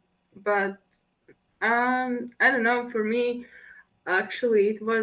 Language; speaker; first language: English; non-native, fluent; Latvian